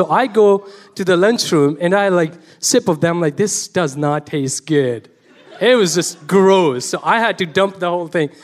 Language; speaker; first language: English; non-native, local second language; Punjabi